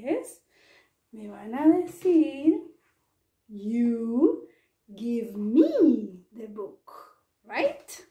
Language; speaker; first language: English; non-native, fluent; Spanish